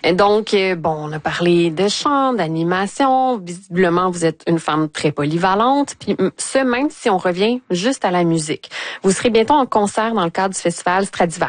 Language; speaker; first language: French; native; French